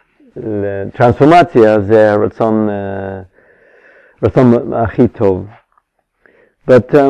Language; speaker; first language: Hebrew; non-native, fluent; English